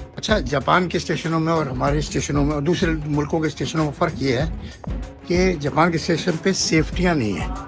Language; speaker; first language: Urdu; native; Urdu